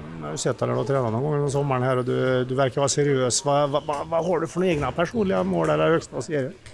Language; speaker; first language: Swedish; native; Swedish